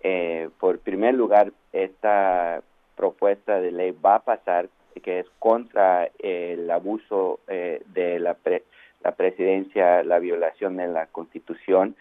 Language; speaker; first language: Spanish; early bilingual, other home language; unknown